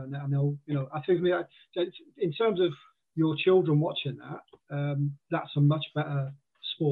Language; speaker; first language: English; native; English